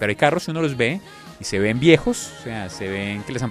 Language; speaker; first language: Spanish; native; Spanish